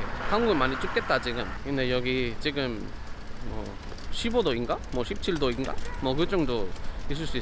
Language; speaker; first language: Korean; non-native, learner; Spanish